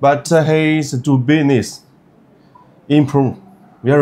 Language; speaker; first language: English; non-native, learner; Chinese